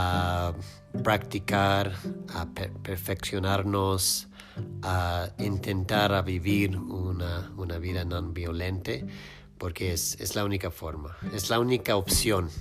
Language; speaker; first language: Spanish; non-native, fluent; English